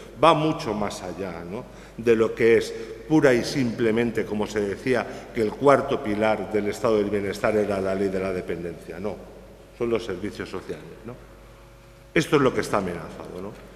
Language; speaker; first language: Spanish; native; Spanish